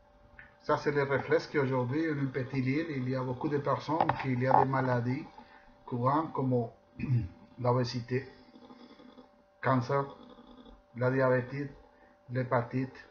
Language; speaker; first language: French; non-native, fluent; Spanish